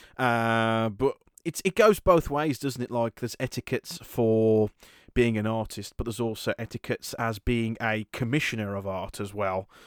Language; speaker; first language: English; native; English